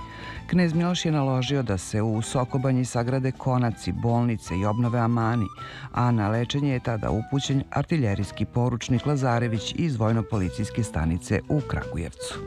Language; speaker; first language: Serbian; native; Serbian